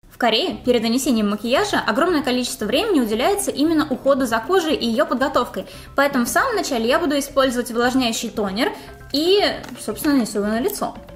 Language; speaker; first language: Russian; native; Russian